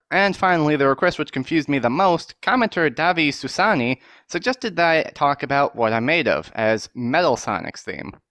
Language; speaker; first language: English; native; English